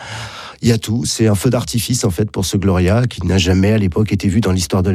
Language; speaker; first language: French; native; French